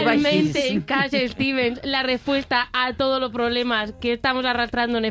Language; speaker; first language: Spanish; native; Spanish